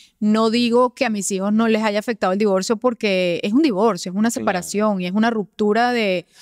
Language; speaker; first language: Spanish; native; Spanish